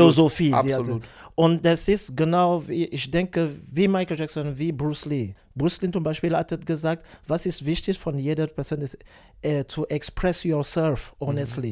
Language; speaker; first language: German; non-native, learner; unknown